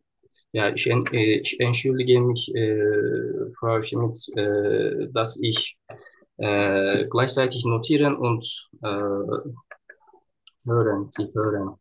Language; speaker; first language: German; non-native, learner; Turkish